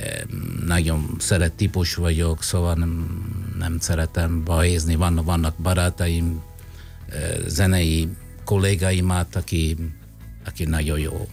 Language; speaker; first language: Hungarian; non-native, learner; Italian